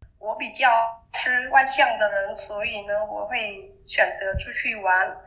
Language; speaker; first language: Chinese; non-native, fluent; Vietnamese